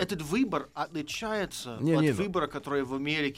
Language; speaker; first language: Russian; non-native, fluent; English